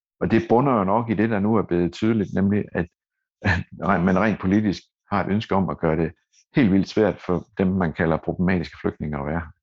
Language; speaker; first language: Danish; native; Danish